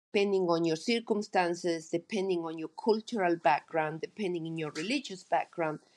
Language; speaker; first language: English; non-native, fluent; Spanish